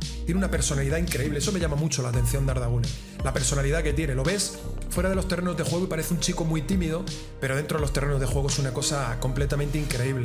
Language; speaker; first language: Spanish; native; Spanish